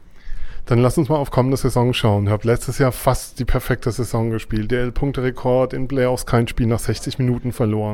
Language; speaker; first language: German; native; German